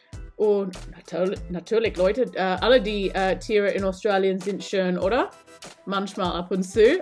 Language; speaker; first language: German; non-native, learner; English